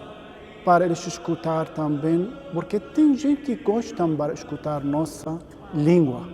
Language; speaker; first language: Portuguese; non-native, learner; Arabic